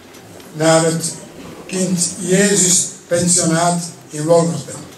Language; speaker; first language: Dutch; early bilingual, other home language; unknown